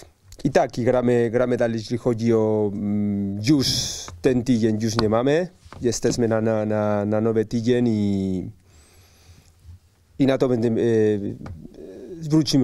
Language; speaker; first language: Polish; non-native, learner; Spanish